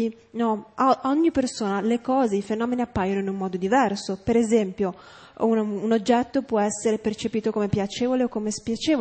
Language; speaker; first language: Italian; native; Italian